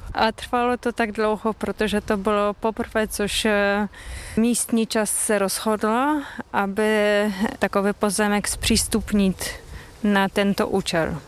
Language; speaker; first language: Czech; non-native, fluent; Polish